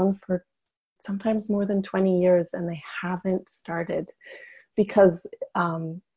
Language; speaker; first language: English; native; English